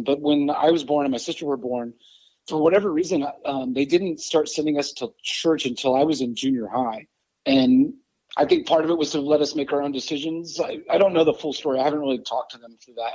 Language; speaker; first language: English; native; English